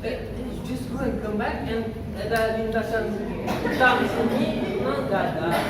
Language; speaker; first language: Indonesian; non-native, learner; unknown